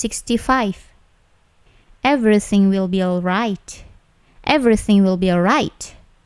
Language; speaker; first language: English; non-native, fluent; Indonesian